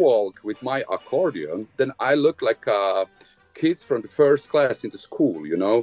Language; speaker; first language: English; non-native, fluent; Bosnian